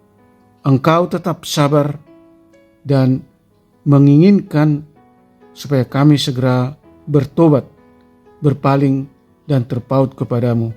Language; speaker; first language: Indonesian; native; Indonesian